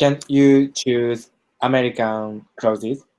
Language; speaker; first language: English; non-native, learner; Japanese